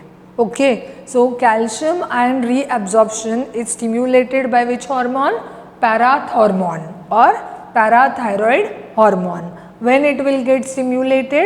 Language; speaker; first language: English; non-native, local second language; Hindi